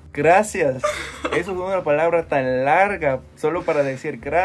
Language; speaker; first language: Spanish; non-native, fluent; English